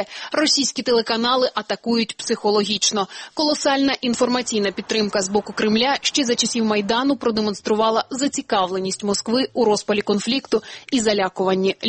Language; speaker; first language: Ukrainian; native; Ukrainian